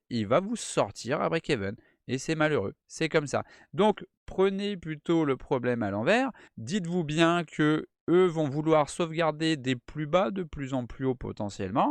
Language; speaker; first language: French; native; French